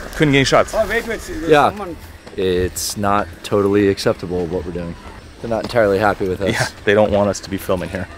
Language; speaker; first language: English; native; English